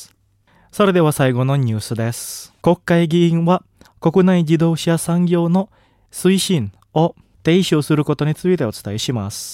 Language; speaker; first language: Japanese; non-native, fluent; Indonesian